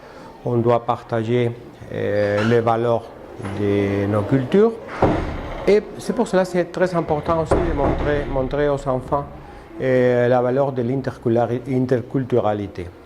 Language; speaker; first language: French; non-native, fluent; Spanish